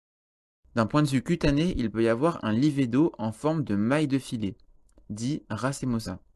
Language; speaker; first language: French; native; French